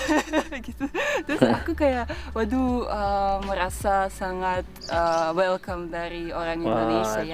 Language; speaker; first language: Indonesian; non-native, fluent; Russian